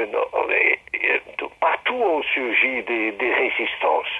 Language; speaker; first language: French; non-native, fluent; Spanish